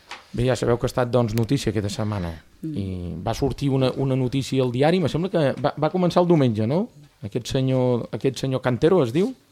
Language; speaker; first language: Catalan; native; Catalan